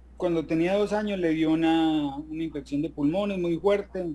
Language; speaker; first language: Spanish; native; Spanish